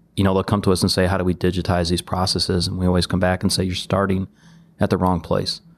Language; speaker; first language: English; native; English